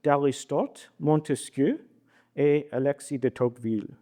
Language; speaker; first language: French; non-native, learner; English